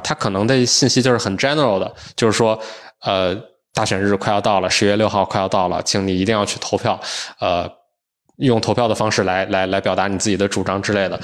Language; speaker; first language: Chinese; native; Chinese